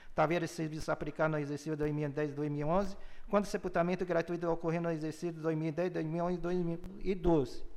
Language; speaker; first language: Portuguese; early bilingual, other home language; Chinese